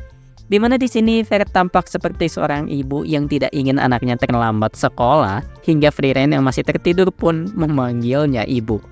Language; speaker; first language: Indonesian; native; Indonesian